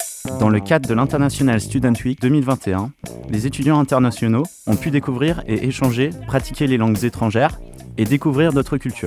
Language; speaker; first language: French; native; French